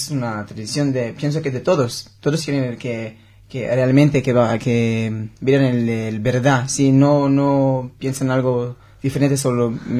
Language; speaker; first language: Spanish; non-native, learner; Hebrew